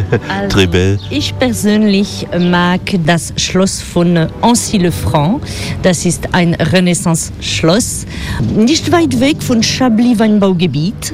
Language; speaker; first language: German; non-native, fluent; French